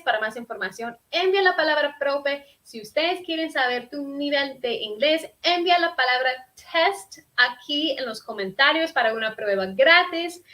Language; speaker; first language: Spanish; non-native, fluent; English